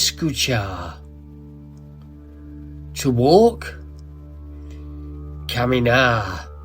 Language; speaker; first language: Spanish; non-native, learner; English